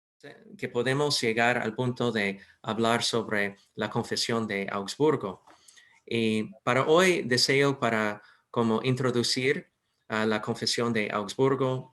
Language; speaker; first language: Spanish; non-native, fluent; English